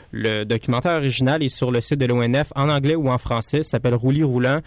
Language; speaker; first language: French; native; French